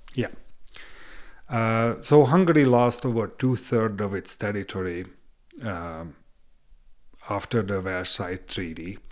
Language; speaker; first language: English; non-native, fluent; Hungarian